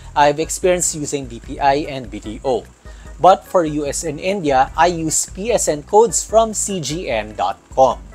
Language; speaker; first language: English; non-native, local second language; Filipino